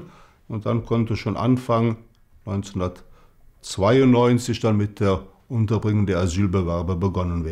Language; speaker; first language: German; native; German